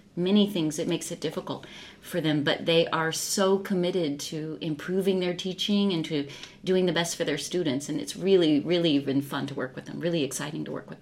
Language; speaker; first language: English; native; English